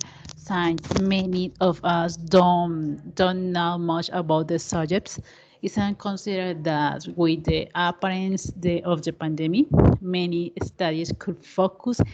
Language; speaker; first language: English; non-native, learner; Spanish